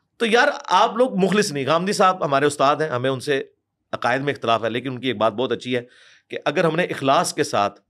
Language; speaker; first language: Urdu; non-native, local second language; Punjabi